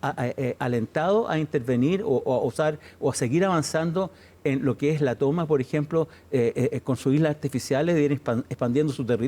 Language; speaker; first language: Spanish; native; Spanish